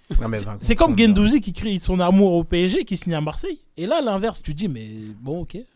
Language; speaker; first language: French; native; French